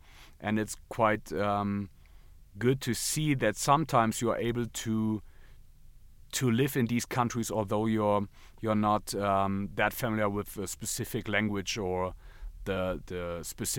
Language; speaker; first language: English; non-native, fluent; German